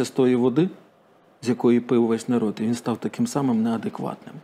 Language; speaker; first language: Ukrainian; native; Ukrainian